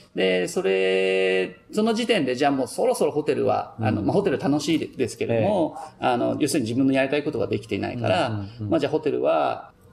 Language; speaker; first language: Japanese; native; Japanese